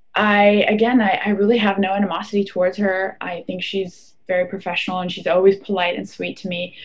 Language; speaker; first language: English; non-native, fluent; German